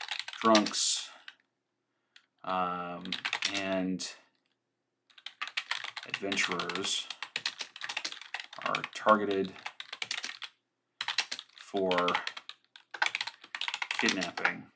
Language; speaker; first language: English; native; English